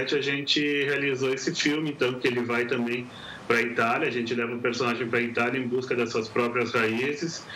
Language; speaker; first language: Portuguese; native; Portuguese